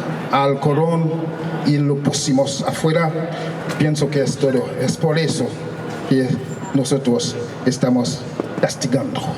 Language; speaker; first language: Spanish; non-native, local second language; Haitian Creole